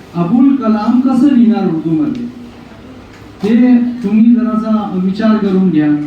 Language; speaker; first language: Marathi; non-native, local second language; Urdu